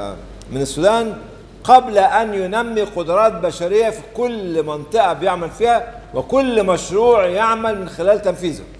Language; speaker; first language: Arabic; native; Arabic